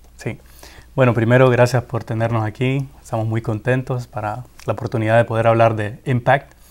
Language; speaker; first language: Spanish; native; Spanish